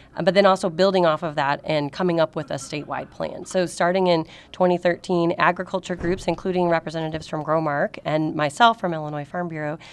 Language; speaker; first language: English; native; English